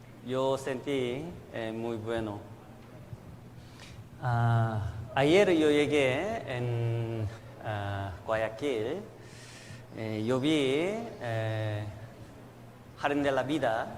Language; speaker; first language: Spanish; non-native, learner; Korean